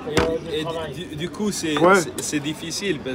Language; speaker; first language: French; early bilingual, other home language; English